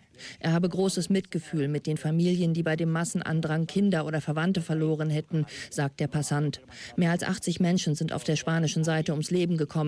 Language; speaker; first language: German; native; German